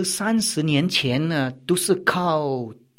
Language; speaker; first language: Chinese; early bilingual, heritage; Chinese